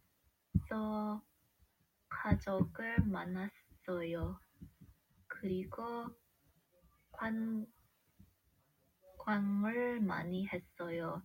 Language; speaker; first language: Korean; non-native, learner; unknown